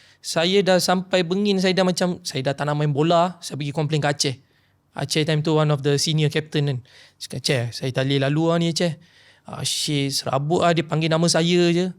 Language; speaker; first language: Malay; non-native, local second language; Tamil